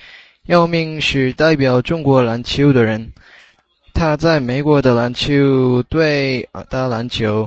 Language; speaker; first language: Chinese; non-native, learner; English